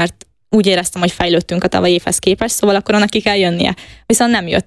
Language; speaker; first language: Hungarian; native; Hungarian